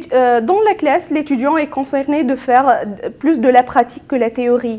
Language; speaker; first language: French; non-native, local second language; Arabic